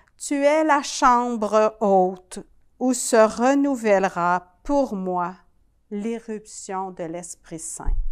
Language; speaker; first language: French; native; French